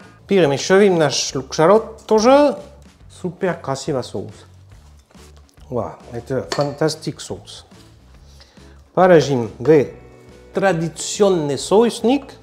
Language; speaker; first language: Russian; non-native, learner; French